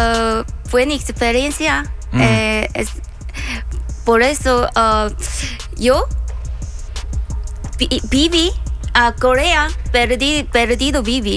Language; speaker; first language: Spanish; non-native, learner; Korean